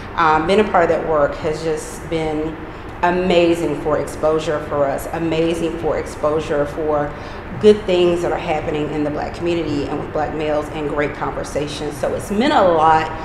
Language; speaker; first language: English; native; English